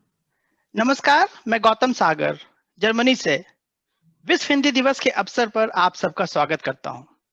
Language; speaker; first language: Hindi; native; Hindi